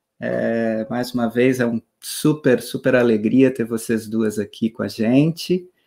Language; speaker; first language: Portuguese; native; Portuguese